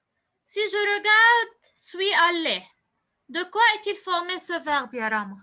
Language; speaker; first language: French; non-native, local second language; Arabic